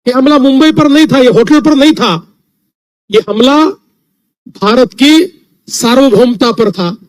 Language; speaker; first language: Hindi; non-native, local second language; Marathi